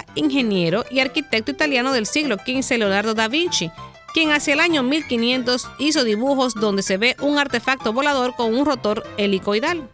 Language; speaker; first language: Spanish; native; Spanish